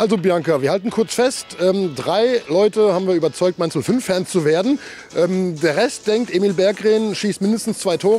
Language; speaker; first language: German; native; German